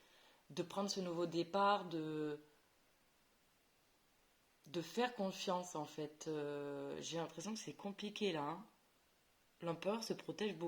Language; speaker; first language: French; native; French